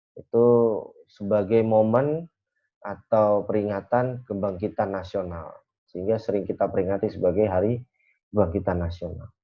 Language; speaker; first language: Indonesian; native; Indonesian